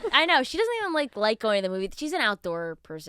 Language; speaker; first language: English; native; English